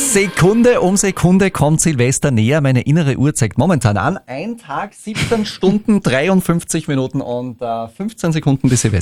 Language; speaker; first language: German; native; German